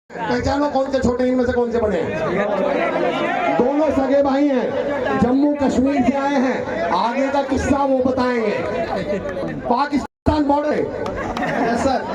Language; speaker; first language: Hindi; native; Hindi